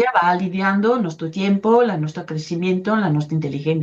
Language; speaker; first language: Spanish; non-native, fluent; Italian